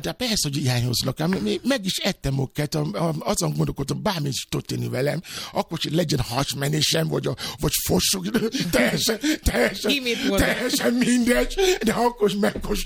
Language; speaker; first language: Hungarian; non-native, learner; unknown